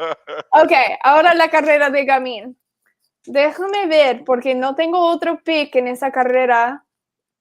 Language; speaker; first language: Spanish; non-native, fluent; English